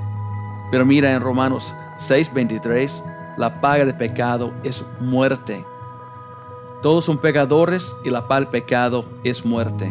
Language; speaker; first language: Spanish; non-native, fluent; English